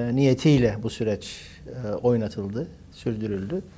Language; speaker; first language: Turkish; native; Turkish